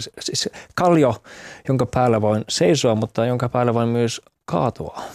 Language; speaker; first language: Finnish; non-native, fluent; German